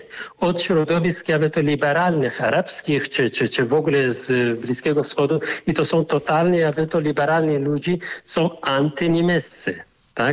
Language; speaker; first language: Polish; non-native, fluent; Arabic